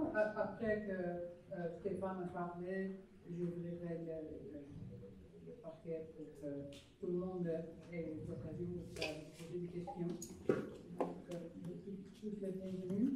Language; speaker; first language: French; non-native, fluent; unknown